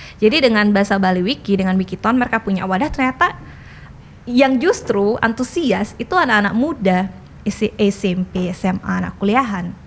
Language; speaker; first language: Indonesian; non-native, local second language; Balinese